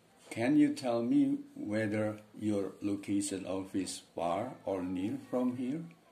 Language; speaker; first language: English; non-native, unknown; Indonesian